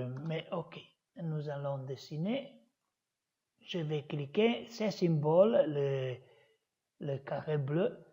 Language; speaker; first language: French; non-native, learner; Italian